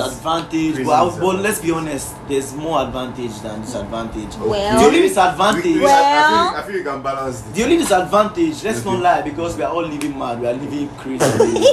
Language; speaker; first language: English; non-native, local second language; Yoruba